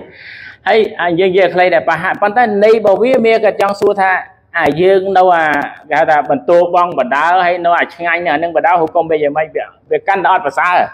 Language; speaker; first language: Khmer; native; Khmer